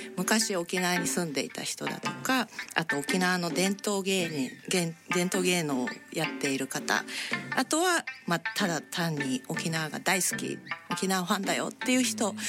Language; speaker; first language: Japanese; native; Japanese